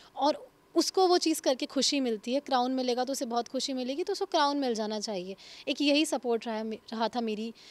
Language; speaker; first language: Hindi; native; Hindi